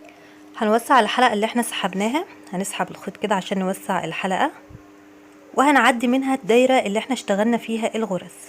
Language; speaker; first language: Arabic; native; Arabic